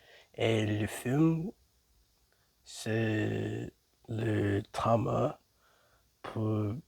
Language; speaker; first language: French; non-native, learner; English